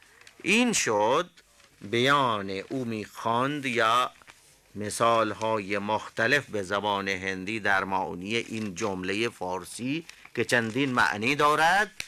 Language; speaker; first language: Persian; non-native, fluent; Urdu